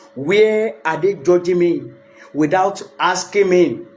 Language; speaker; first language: English; non-native, local second language; Yoruba